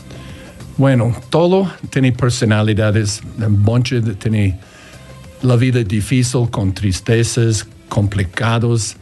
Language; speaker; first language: Spanish; non-native, learner; English